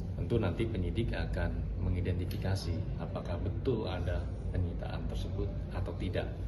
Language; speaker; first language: Indonesian; native; Indonesian